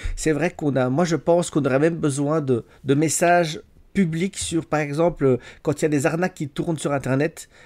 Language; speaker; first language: French; native; French